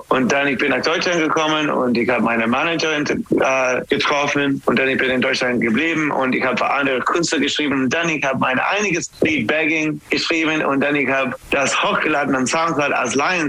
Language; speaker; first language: German; non-native, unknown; English